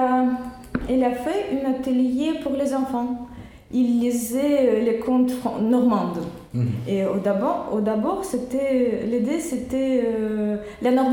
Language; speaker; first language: French; non-native, learner; Russian